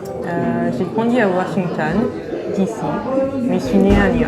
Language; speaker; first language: French; non-native, fluent; English